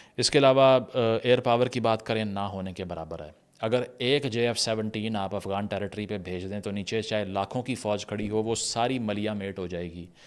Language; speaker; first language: Urdu; native; Urdu